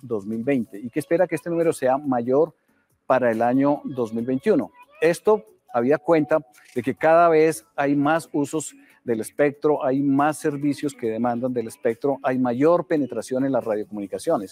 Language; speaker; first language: Spanish; native; Spanish